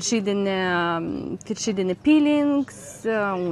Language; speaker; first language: German; non-native, learner; Ukrainian